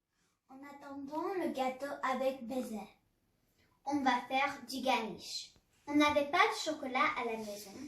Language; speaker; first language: French; non-native, learner; English